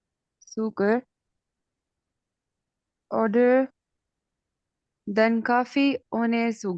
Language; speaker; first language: German; non-native, learner; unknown